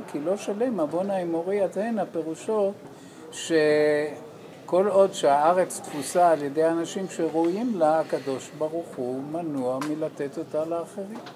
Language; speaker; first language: Hebrew; non-native, fluent; English